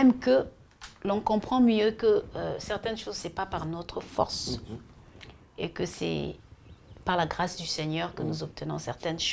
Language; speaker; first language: French; non-native, local second language; Lingala